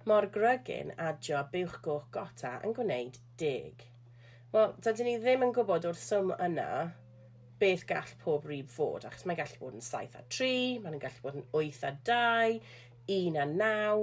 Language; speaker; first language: Welsh; non-native, local second language; English